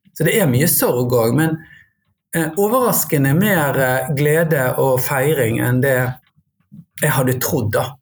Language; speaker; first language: Norwegian; native; Norwegian